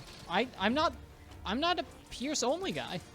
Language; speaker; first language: English; native; English